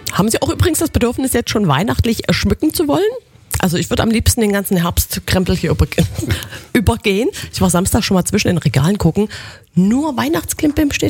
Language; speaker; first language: German; native; German